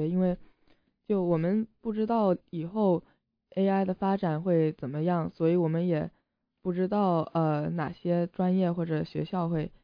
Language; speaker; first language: Chinese; early bilingual, heritage; Chinese